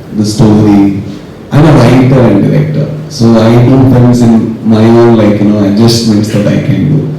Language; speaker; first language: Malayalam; non-native, learner; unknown